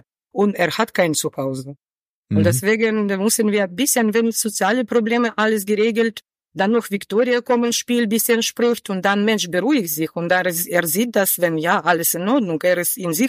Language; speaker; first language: German; non-native, learner; Ukrainian